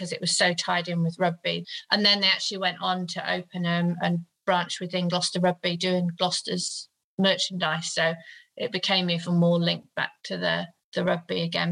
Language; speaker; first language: English; native; English